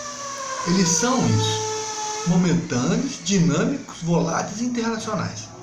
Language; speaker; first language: Portuguese; native; Portuguese